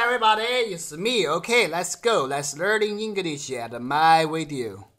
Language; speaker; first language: English; non-native, learner; Chinese